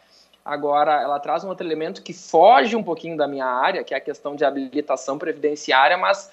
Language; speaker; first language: Portuguese; native; Portuguese